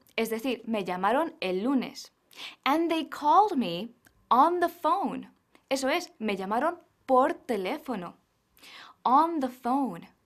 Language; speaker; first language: Spanish; native; Spanish